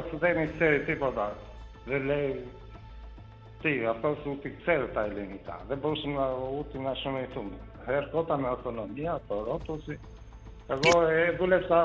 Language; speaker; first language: Greek; non-native, learner; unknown